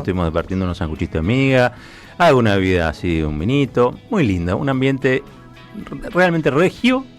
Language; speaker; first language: Spanish; native; Spanish